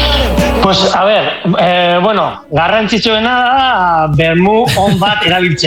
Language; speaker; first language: Basque; non-native, local second language; Spanish